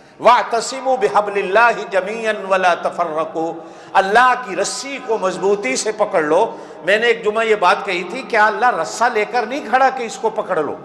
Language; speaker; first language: Urdu; non-native, local second language; Punjabi